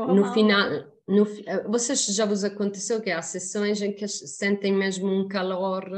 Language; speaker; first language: Portuguese; non-native, fluent; Italian